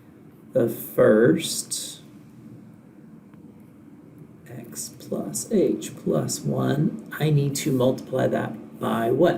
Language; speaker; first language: English; native; English